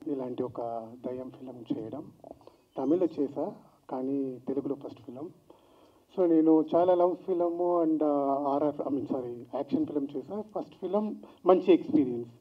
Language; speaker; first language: Telugu; non-native, learner; Tamil